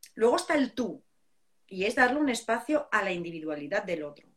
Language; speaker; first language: Spanish; native; Spanish